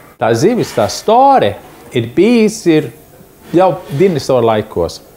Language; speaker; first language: Latvian; early bilingual, heritage; Latvian